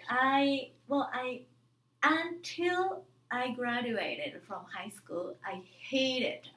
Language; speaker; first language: English; non-native, fluent; Japanese